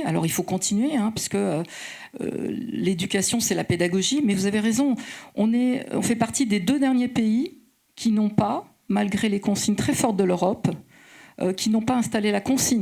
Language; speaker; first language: French; native; French